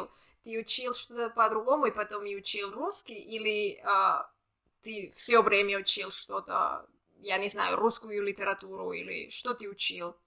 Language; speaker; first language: Russian; non-native, learner; German